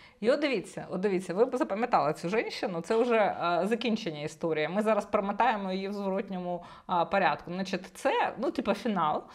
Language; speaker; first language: Ukrainian; non-native, local second language; Russian